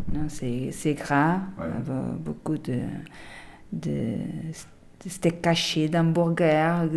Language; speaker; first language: French; non-native, learner; Portuguese